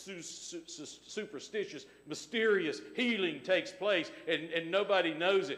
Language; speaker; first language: English; native; English